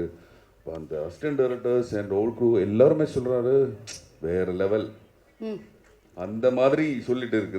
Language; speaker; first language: Tamil; non-native, learner; Malayalam